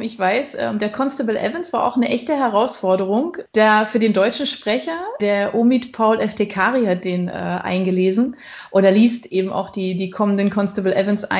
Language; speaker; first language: German; native; German